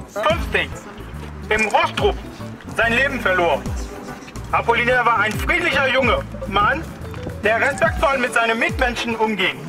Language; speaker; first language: German; non-native, learner; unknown